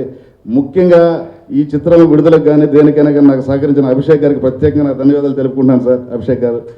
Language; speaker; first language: Telugu; native; Telugu